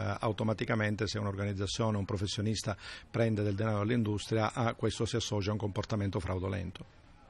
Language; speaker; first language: Italian; native; Italian